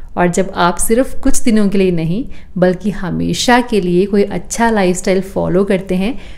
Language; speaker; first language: Hindi; native; Hindi